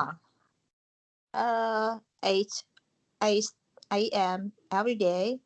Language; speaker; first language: English; non-native, learner; Vietnamese